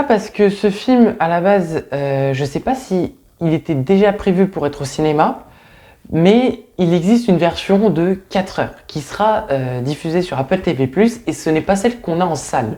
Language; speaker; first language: French; native; French